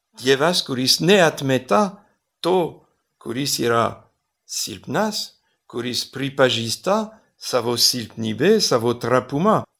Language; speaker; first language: Lithuanian; non-native, fluent; French